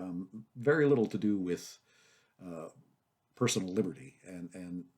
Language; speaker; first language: English; native; English